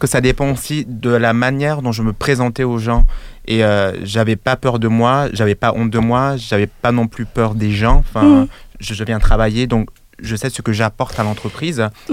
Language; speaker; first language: English; non-native, fluent; French